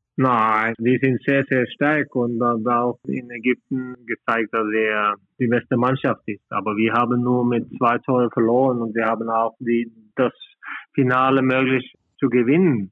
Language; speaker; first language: German; non-native, learner; Norwegian